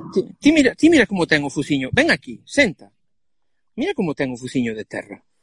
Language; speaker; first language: Galician; non-native, local second language; Spanish